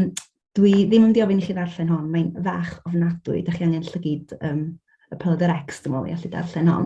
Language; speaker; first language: Welsh; native; Welsh